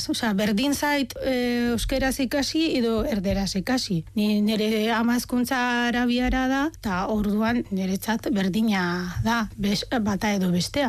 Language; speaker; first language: Basque; non-native, fluent; Arabic